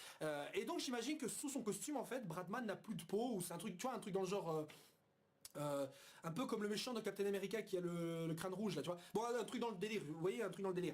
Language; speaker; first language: French; native; French